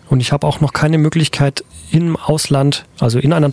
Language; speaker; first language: German; native; German